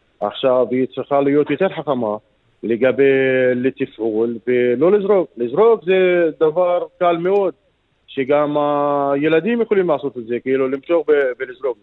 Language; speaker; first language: Hebrew; non-native, local second language; Arabic